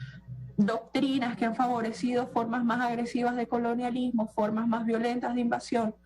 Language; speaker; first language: Spanish; native; Spanish